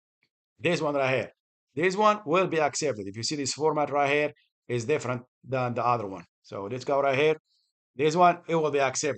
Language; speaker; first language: English; non-native, fluent; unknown